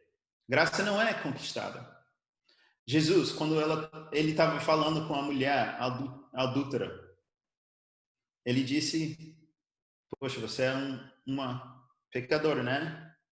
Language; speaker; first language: Portuguese; early bilingual, other home language; English